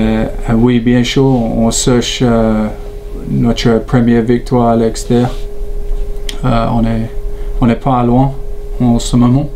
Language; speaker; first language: French; non-native, learner; English